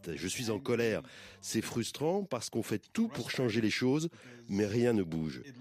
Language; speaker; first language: French; non-native, fluent; English